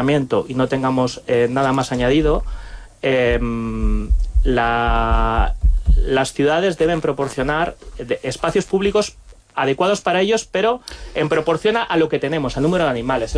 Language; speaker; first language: Spanish; native; Spanish